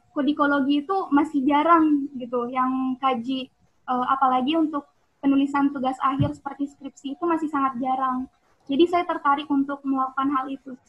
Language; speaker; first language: Indonesian; native; Indonesian